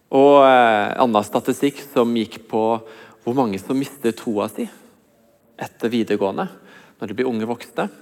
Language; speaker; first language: Norwegian; native; Norwegian